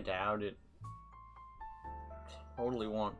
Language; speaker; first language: English; native; English